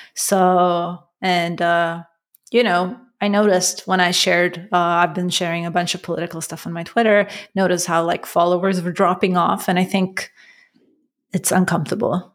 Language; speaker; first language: English; non-native, fluent; Persian